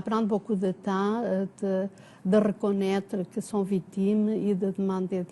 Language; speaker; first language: French; non-native, fluent; Portuguese